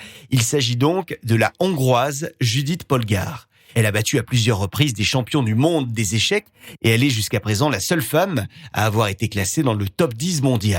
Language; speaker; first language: French; native; French